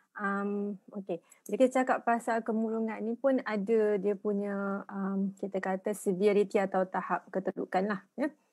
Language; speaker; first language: Malay; native; Malay